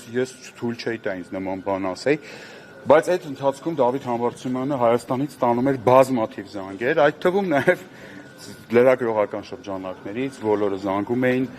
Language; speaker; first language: Armenian; native; Armenian